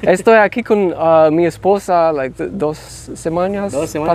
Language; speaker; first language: Spanish; non-native, learner; English